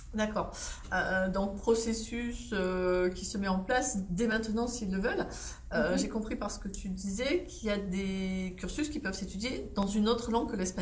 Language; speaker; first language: French; native; French